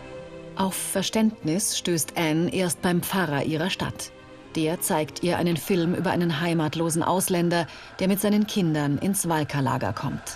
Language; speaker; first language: German; native; German